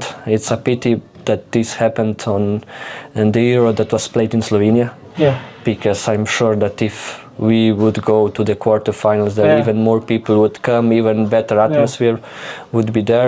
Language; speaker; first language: English; non-native, fluent; Slovenian